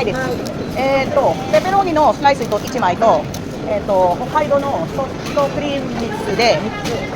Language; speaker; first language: Japanese; non-native, fluent; Filipino